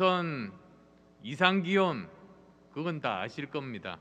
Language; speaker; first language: Korean; native; Korean